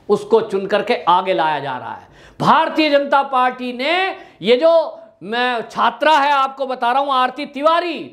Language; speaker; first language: Hindi; native; Hindi